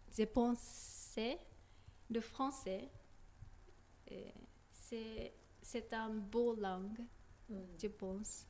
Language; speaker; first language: French; non-native, learner; Japanese